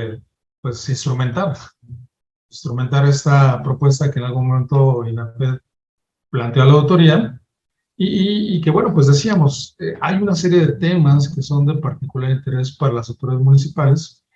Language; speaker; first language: Spanish; native; Spanish